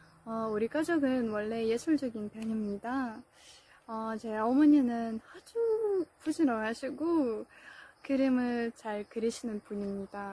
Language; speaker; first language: Korean; non-native, fluent; Russian